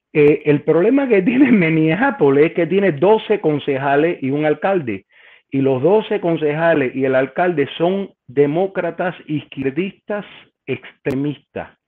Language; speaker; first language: Spanish; native; Spanish